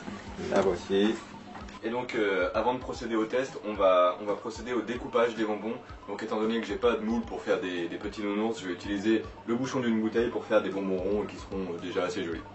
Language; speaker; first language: French; native; French